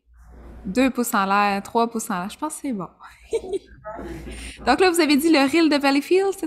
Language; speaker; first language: French; native; French